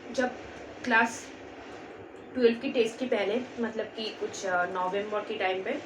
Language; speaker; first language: Hindi; non-native, local second language; Bangla